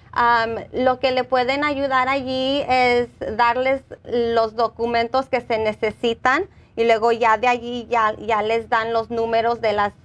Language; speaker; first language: Spanish; early bilingual, heritage; Spanish